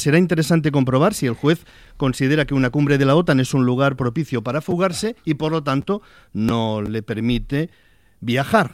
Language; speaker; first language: Spanish; native; Spanish